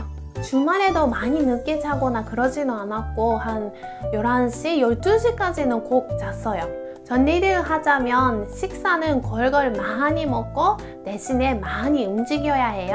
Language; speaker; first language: Korean; non-native, fluent; Japanese